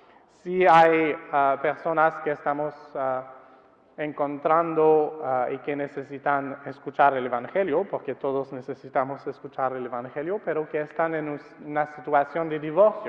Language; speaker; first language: Spanish; non-native, fluent; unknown